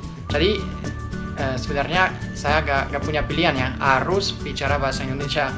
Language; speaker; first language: Indonesian; non-native, fluent; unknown